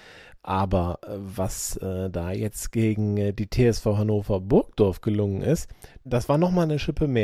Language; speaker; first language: German; native; German